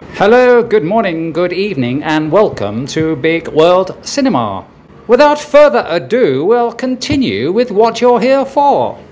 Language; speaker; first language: English; native; English